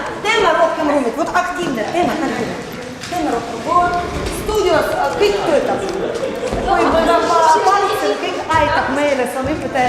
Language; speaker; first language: Estonian; non-native, learner; Russian